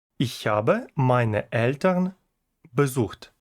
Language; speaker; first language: German; non-native, fluent; Ukrainian